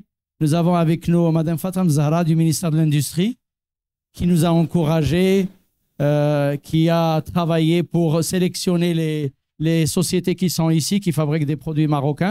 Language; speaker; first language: French; non-native, local second language; Arabic